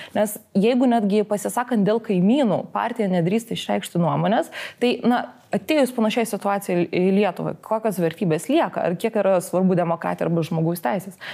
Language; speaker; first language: Lithuanian; non-native, local second language; Polish